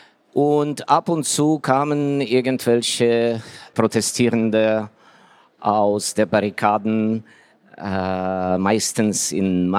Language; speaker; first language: German; non-native, fluent; Ukrainian